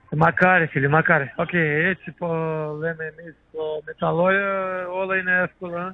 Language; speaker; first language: Greek; non-native, learner; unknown